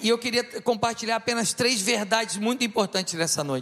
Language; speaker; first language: Portuguese; native; Portuguese